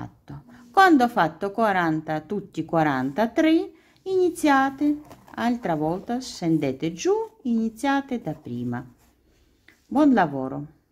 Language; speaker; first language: Italian; non-native, learner; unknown